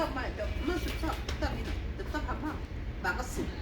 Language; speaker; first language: Arabic; native; Arabic